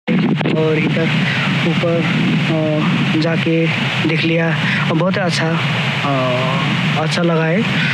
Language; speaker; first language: Hindi; non-native, local second language; Nepali